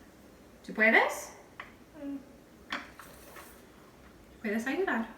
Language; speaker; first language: Spanish; non-native, learner; English